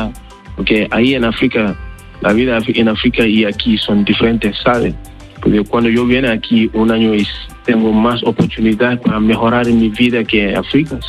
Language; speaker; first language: Spanish; non-native, learner; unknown